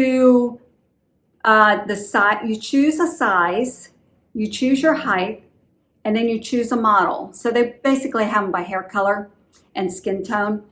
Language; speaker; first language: English; native; English